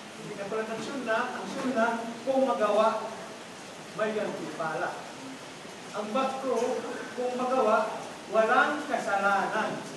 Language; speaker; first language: Filipino; non-native, local second language; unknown